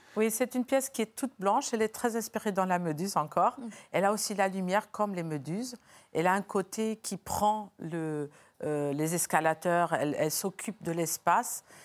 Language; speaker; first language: French; non-native, fluent; Portuguese